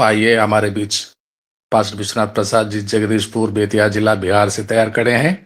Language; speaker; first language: Hindi; non-native, local second language; Telugu